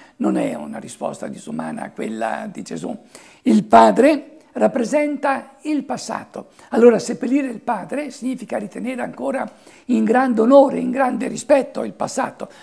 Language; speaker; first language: Italian; native; Italian